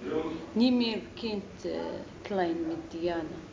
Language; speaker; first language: Dutch; non-native, learner; Arabic